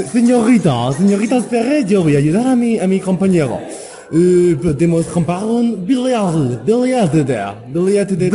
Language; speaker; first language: Spanish; non-native, learner; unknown